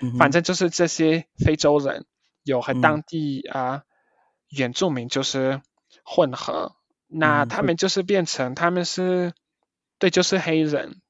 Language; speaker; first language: Chinese; early bilingual, heritage; Chinese